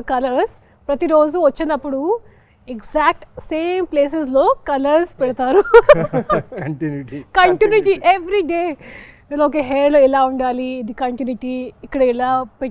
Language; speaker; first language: Telugu; non-native, local second language; Hindi